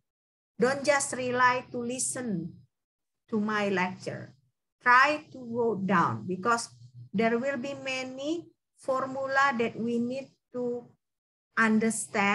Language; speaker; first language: English; non-native, fluent; Indonesian